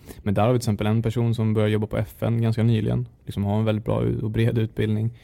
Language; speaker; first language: Swedish; native; Swedish